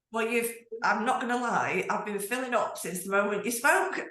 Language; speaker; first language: English; native; English